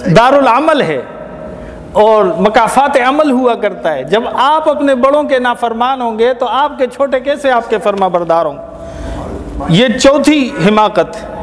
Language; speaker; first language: Urdu; native; Urdu